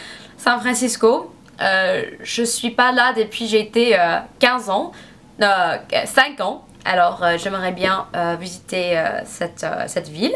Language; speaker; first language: French; non-native, learner; English